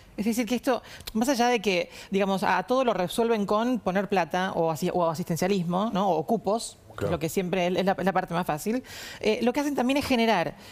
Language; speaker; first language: Spanish; native; Spanish